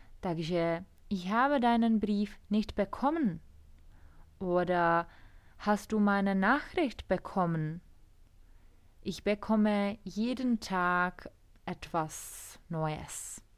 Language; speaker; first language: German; non-native, fluent; Czech